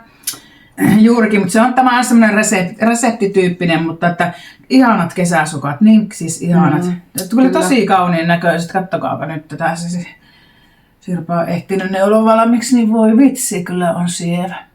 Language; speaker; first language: Finnish; native; Finnish